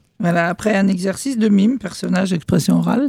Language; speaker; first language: French; native; French